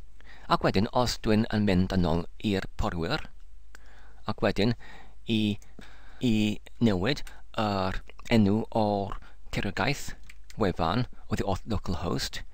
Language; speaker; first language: Welsh; non-native, learner; English